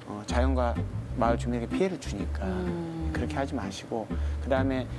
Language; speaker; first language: Korean; native; Korean